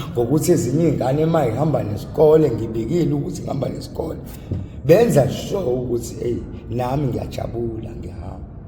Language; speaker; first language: Zulu; native; Zulu